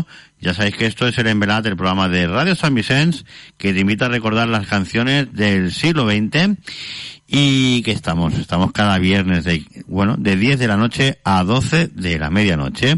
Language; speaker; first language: Spanish; native; Spanish